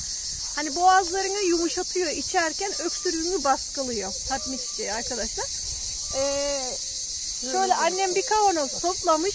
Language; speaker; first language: Turkish; native; Turkish